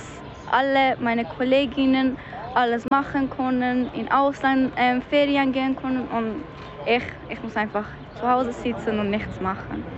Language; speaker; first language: German; early bilingual, other home language; Persian